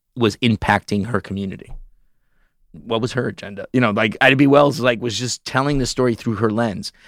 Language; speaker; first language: English; early bilingual, heritage; English